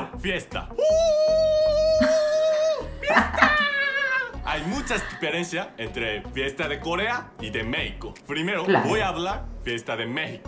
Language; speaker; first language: Spanish; non-native, learner; Korean